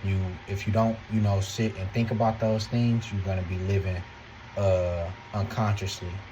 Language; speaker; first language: English; native; English